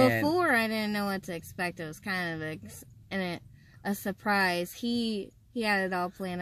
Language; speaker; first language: English; native; English